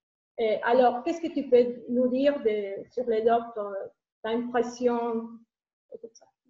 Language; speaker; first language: French; non-native, learner; Spanish